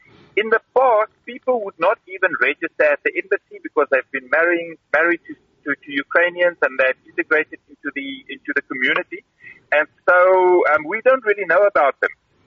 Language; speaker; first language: English; non-native, local second language; Afrikaans